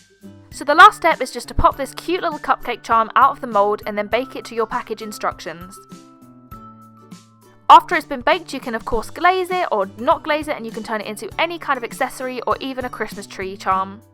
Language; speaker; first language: English; native; English